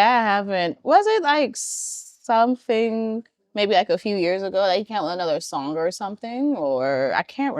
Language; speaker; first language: English; native; English